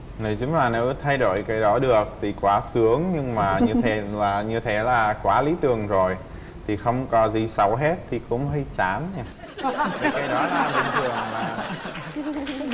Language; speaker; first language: Vietnamese; non-native, fluent; Czech